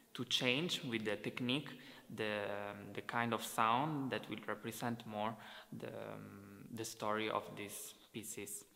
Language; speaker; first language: English; non-native, fluent; Italian